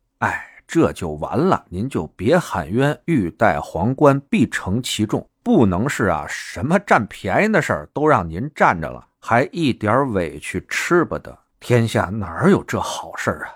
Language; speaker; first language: Chinese; native; Chinese